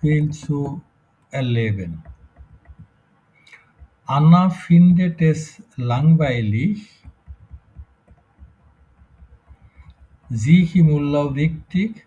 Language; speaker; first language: German; non-native, fluent; Bangla